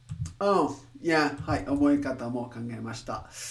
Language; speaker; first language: Japanese; non-native, learner; English